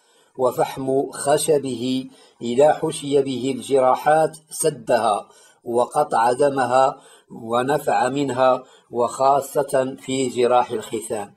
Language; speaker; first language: Arabic; native; Arabic